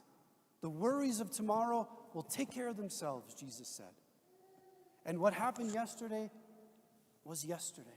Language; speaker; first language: English; native; English